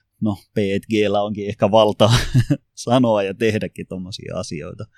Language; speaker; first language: Finnish; native; Finnish